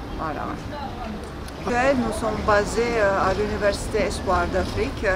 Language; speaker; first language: French; non-native, fluent; Turkish